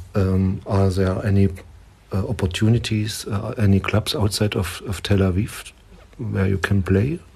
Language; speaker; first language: English; non-native, learner; German